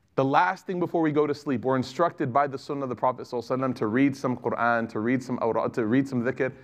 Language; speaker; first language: English; native; English